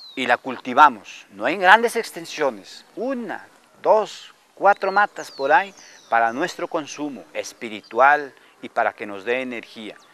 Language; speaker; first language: Spanish; non-native, local second language; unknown